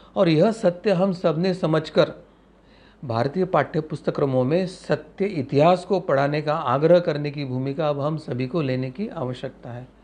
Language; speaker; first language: Hindi; non-native, local second language; Marathi